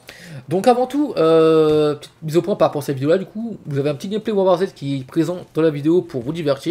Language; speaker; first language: French; native; French